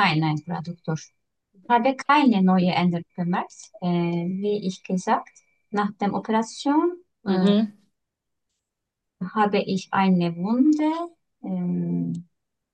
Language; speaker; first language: German; non-native, learner; Turkish